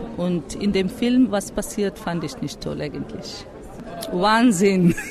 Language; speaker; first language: German; non-native, fluent; Marathi